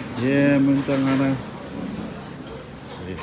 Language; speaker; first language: Korean; non-native, learner; Fijian